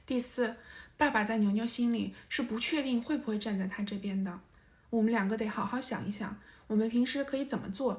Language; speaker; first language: Chinese; native; Chinese